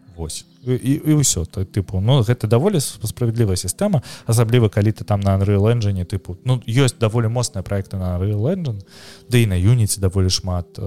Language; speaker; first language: Belarusian; non-native, local second language; Russian